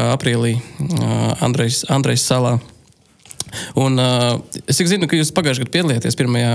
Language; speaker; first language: Latvian; non-native, local second language; Russian